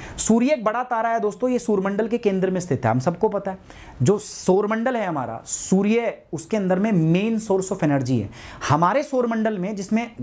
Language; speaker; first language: Hindi; native; Hindi